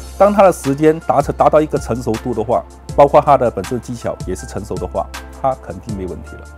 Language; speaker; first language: Chinese; native; Chinese